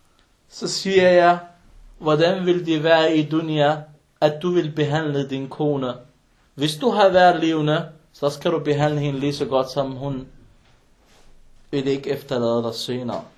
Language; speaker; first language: Danish; early bilingual, other home language; Arabic